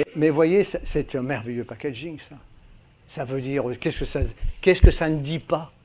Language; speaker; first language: French; native; French